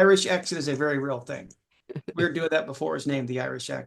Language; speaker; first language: English; native; English